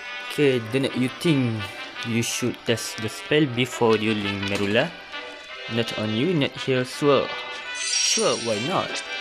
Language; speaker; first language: English; non-native, local second language; Malay